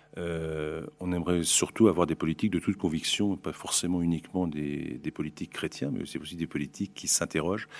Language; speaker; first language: French; native; French